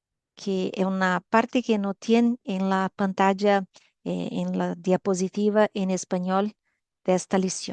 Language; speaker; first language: Spanish; non-native, learner; Portuguese